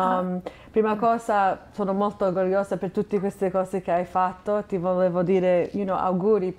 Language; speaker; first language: Italian; non-native, fluent; English